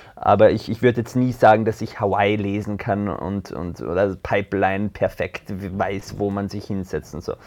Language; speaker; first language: German; early bilingual, other home language; French